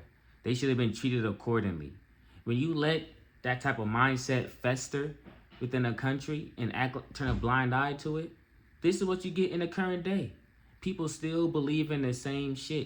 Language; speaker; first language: English; native; English